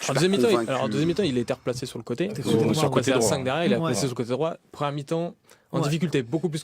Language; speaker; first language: French; native; French